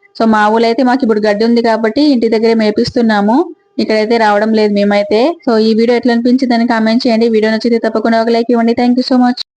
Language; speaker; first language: Telugu; native; Telugu